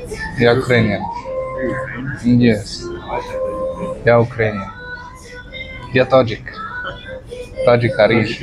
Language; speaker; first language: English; non-native, fluent; Arabic